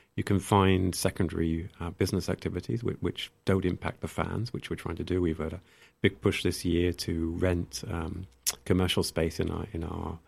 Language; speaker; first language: English; native; English